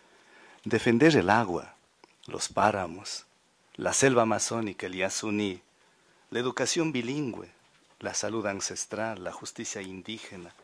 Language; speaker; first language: Spanish; native; Spanish